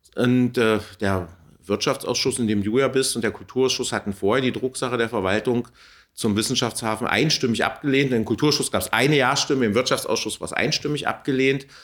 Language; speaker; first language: German; native; German